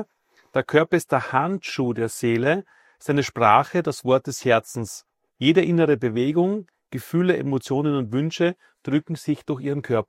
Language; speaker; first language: German; native; German